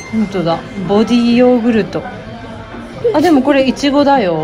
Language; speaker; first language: Japanese; native; Japanese